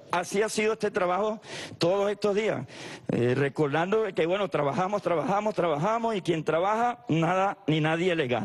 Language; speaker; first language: Spanish; native; Spanish